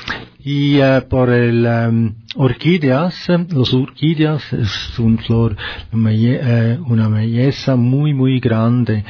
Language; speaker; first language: Spanish; non-native, learner; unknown